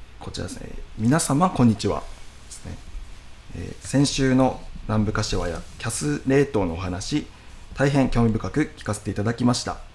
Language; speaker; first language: Japanese; native; Japanese